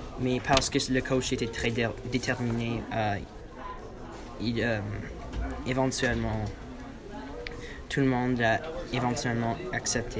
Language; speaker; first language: French; non-native, learner; English